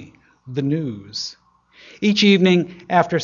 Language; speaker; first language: English; native; English